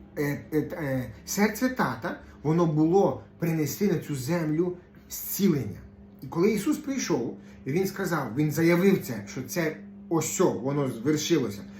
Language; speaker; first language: Ukrainian; non-native, local second language; Russian